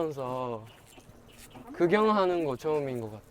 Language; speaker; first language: Korean; non-native, learner; Japanese